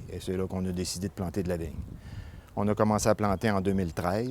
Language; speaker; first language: French; native; French